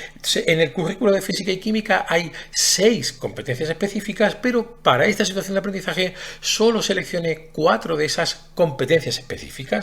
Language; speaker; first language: Spanish; native; Spanish